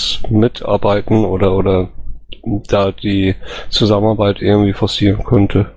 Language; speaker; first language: German; native; German